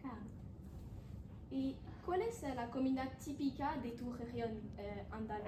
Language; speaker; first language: Spanish; non-native, learner; French